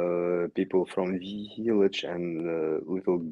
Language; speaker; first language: English; non-native, learner; Yakut